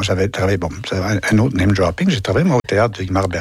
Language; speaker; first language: French; native; French